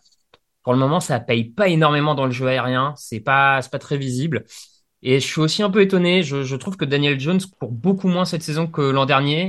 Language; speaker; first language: French; native; French